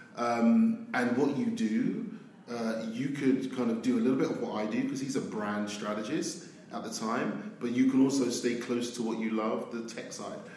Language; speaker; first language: English; native; English